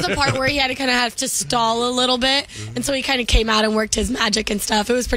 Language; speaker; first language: English; native; English